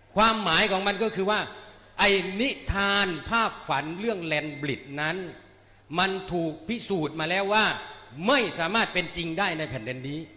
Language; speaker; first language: Thai; native; Thai